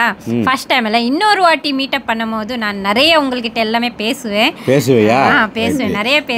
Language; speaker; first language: Tamil; non-native, learner; Kannada